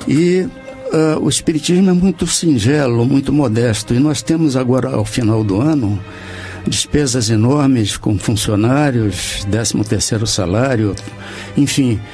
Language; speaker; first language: Portuguese; native; Portuguese